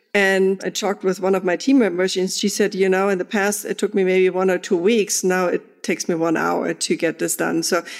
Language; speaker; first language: English; non-native, fluent; German